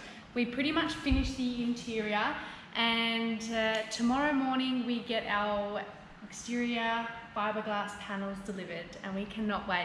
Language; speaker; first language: English; native; English